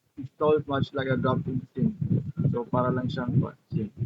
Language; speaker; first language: English; non-native, local second language; Filipino